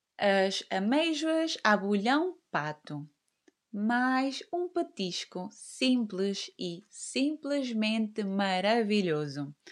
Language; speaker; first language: Portuguese; native; Portuguese